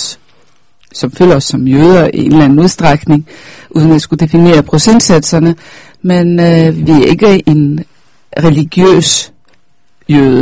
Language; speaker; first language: Danish; non-native, fluent; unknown